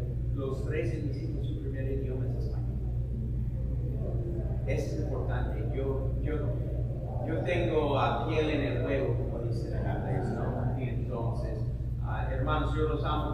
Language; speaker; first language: Spanish; non-native, fluent; English